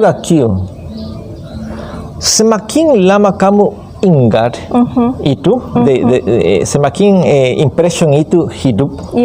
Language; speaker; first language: Indonesian; non-native, fluent; Spanish